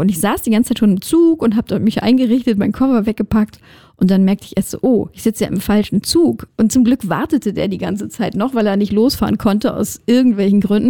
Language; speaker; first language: German; native; German